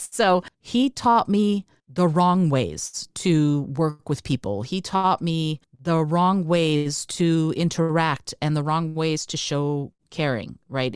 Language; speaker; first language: English; early bilingual, other home language; Russian